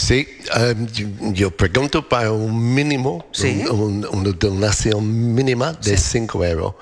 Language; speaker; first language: Spanish; non-native, learner; English